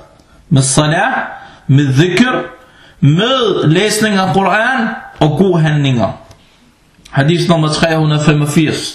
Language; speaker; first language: Danish; non-native, fluent; Arabic